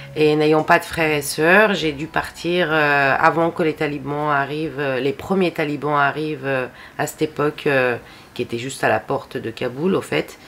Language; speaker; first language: French; non-native, fluent; Persian